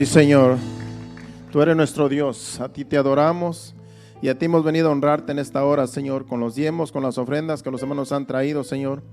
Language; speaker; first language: Spanish; native; Spanish